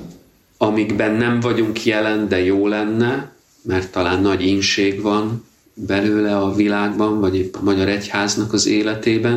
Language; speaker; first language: Hungarian; native; Hungarian